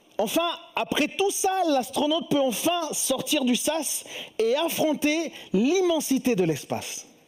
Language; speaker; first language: French; early bilingual, other home language; Spanish